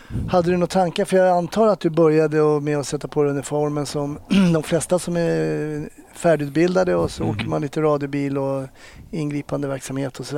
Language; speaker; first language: Swedish; native; Swedish